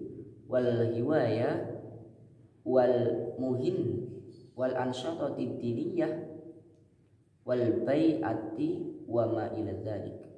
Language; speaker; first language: Arabic; non-native, learner; Indonesian